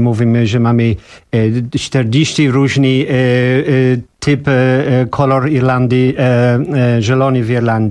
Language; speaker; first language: Polish; non-native, learner; English